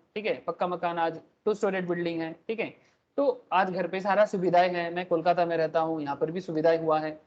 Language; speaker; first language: Hindi; non-native, local second language; Bangla